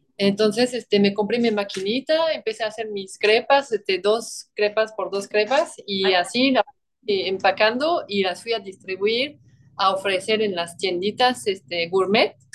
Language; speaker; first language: Spanish; non-native, fluent; French